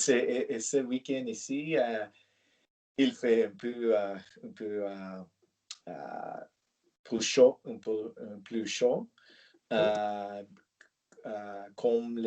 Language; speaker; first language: French; non-native, learner; English